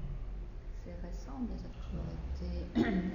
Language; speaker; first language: French; native; French